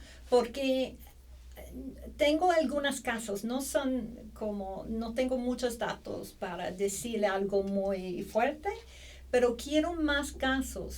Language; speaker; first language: Spanish; non-native, fluent; English